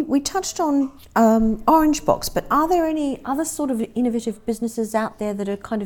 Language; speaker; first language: English; native; English